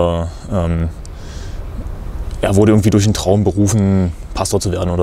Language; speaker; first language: German; native; German